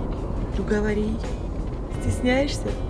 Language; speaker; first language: Russian; non-native, local second language; Uzbek